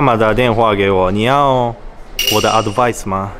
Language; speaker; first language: Chinese; non-native, learner; Japanese